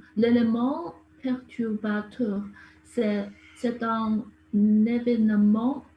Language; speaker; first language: French; non-native, learner; Chinese